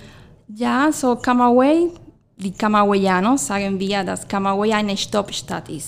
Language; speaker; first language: German; non-native, fluent; Spanish